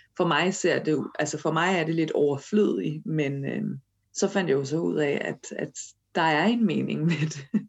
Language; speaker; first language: Danish; early bilingual, other home language; Kurdish